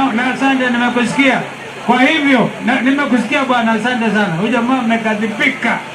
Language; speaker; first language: Swahili; non-native, local second language; Kamba